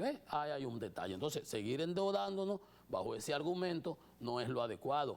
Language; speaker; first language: Spanish; native; Spanish